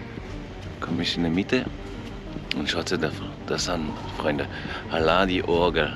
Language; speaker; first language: German; non-native, fluent; French